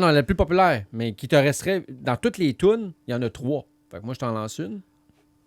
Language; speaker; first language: French; native; French